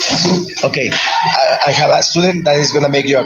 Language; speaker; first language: English; non-native, fluent; Spanish